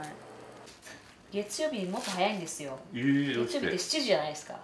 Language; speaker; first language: Japanese; native; Japanese